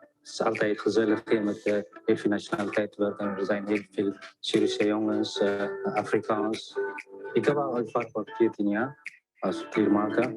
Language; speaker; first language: Dutch; non-native, learner; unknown